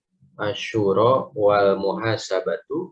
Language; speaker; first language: Arabic; non-native, fluent; Indonesian